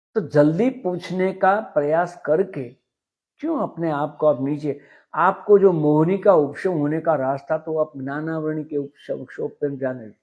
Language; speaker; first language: Hindi; non-native, local second language; Gujarati